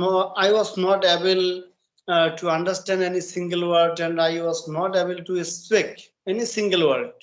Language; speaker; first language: English; non-native, learner; Bangla